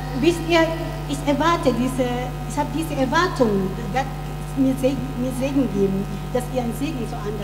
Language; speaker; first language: German; non-native, learner; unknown